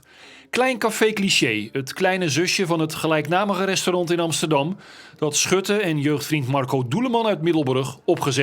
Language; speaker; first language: Dutch; native; Dutch